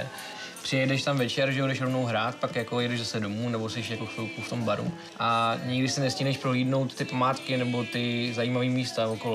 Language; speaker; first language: Czech; native; Czech